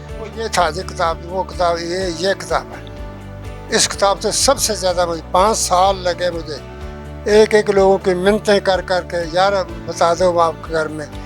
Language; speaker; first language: Urdu; non-native, local second language; Punjabi